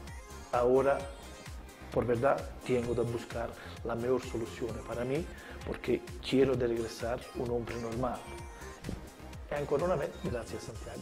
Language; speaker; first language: Spanish; non-native, learner; Italian